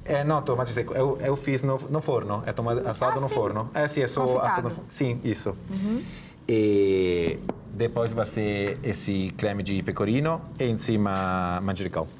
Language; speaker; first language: Portuguese; non-native, fluent; Italian